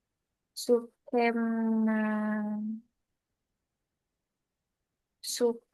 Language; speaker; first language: Japanese; non-native, learner; Indonesian